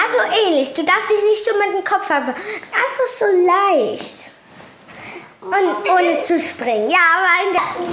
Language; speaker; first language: German; native; German